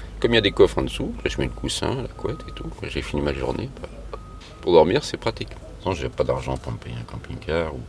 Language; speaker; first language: French; native; French